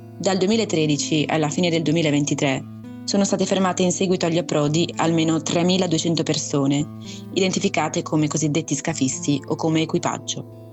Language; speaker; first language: Italian; native; Italian